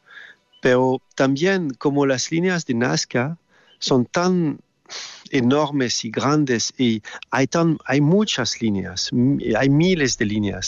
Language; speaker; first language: Spanish; non-native, learner; French